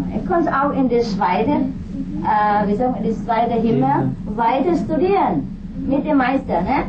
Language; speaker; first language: German; non-native, learner; Vietnamese